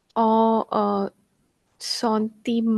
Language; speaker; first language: French; non-native, learner; Hindi